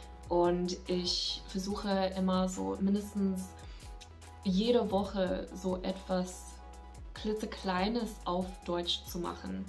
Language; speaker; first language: German; non-native, fluent; English